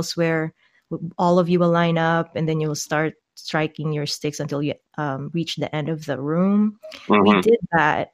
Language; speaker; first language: English; non-native, local second language; Filipino